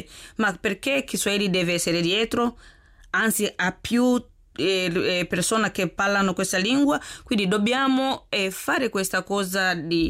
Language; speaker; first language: Italian; non-native, learner; Swahili